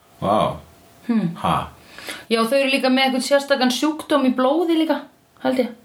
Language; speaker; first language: Icelandic; non-native, fluent; Italian